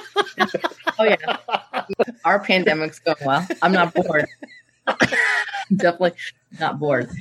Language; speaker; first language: English; native; English